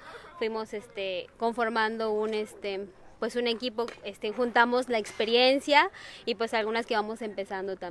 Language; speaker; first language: Spanish; native; Spanish